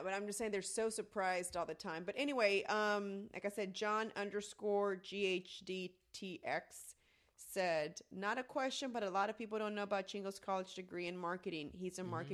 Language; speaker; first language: English; early bilingual, other home language; Spanish